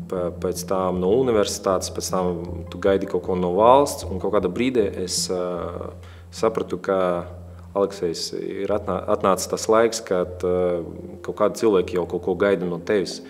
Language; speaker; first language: Latvian; non-native, local second language; Russian